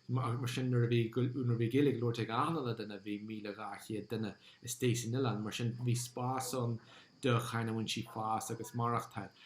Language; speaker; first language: Irish; non-native, local second language; English